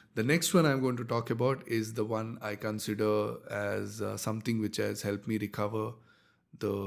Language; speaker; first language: English; non-native, local second language; Kannada